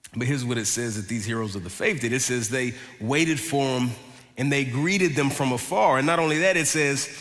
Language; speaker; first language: English; native; English